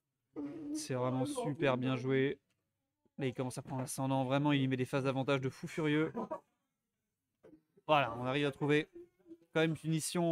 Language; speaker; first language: French; native; French